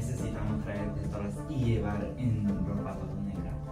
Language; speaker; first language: Spanish; non-native, learner; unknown